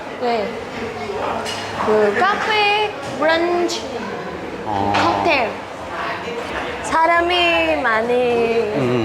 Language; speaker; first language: Korean; non-native, learner; Vietnamese